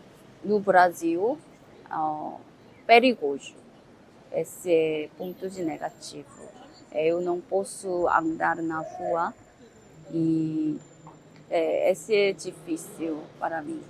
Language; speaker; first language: Portuguese; non-native, learner; Korean